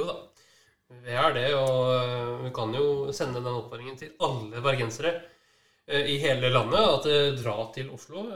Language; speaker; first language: Norwegian; native; Norwegian